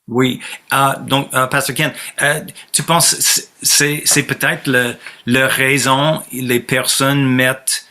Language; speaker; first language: French; non-native, fluent; English